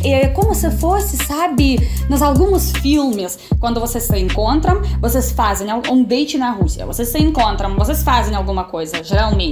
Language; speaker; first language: Portuguese; non-native, fluent; Russian